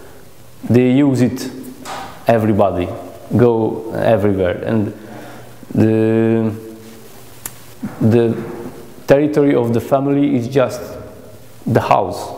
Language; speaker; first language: English; non-native, learner; Hungarian